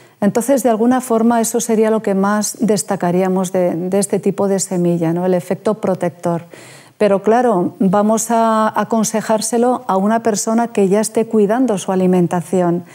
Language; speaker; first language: Spanish; native; Spanish